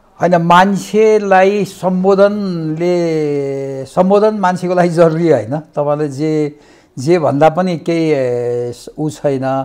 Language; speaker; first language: Nepali; native; Nepali